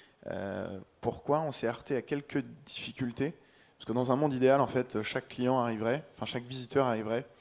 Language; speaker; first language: French; native; French